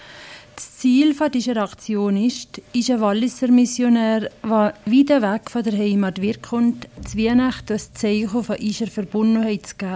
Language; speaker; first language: German; native; German